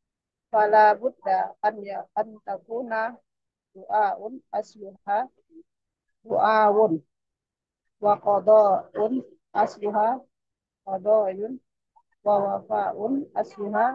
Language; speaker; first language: Arabic; non-native, learner; Indonesian